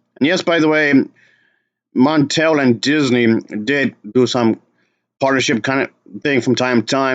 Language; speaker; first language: English; native; English